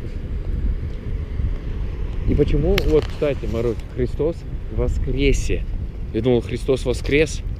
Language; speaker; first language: Russian; early bilingual, heritage; Russian